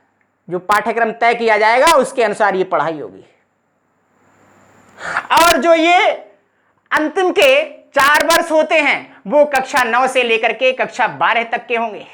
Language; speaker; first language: Hindi; native; Hindi